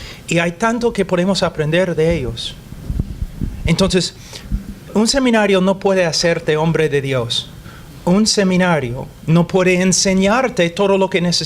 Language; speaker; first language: Spanish; non-native, fluent; English